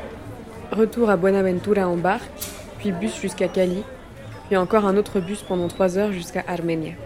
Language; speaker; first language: French; native; French